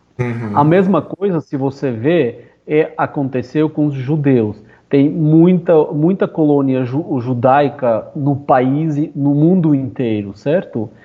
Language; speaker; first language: Portuguese; non-native, fluent; Armenian